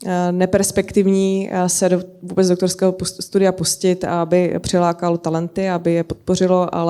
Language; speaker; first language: Czech; native; Czech